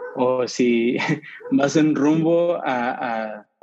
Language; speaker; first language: Spanish; early bilingual, heritage; Spanish